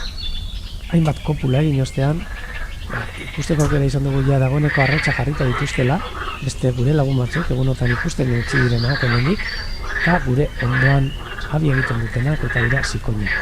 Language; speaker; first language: Basque; native; Basque